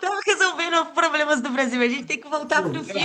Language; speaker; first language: Portuguese; native; Portuguese